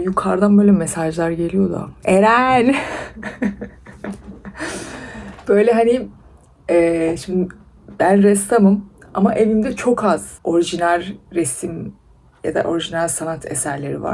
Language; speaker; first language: Turkish; early bilingual, other home language; Persian